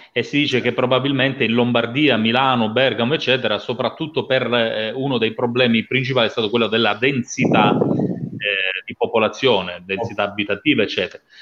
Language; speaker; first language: Italian; native; Italian